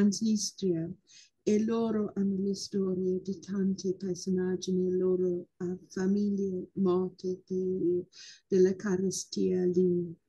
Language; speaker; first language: Italian; non-native, fluent; English